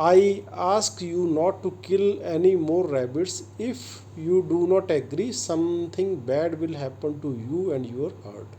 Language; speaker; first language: English; non-native, local second language; Punjabi